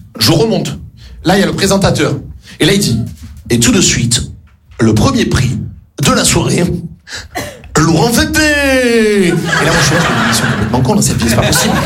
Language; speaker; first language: French; native; French